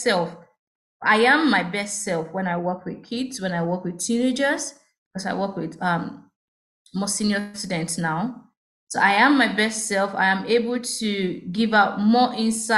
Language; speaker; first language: English; non-native, local second language; Yoruba